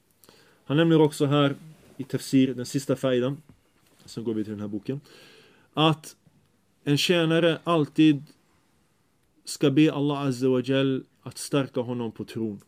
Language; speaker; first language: Swedish; early bilingual, other home language; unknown